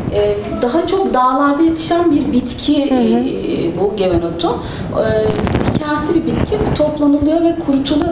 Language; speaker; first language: Turkish; native; Turkish